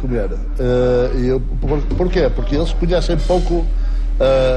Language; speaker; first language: Spanish; non-native, learner; Portuguese